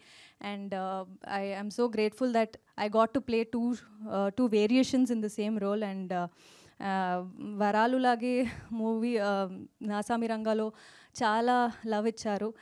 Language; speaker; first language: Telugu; non-native, fluent; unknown